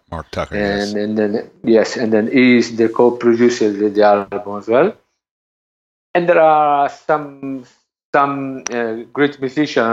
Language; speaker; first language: English; non-native, learner; Italian